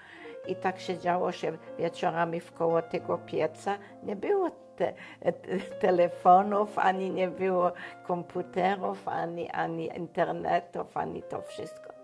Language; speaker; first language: Polish; non-native, local second language; German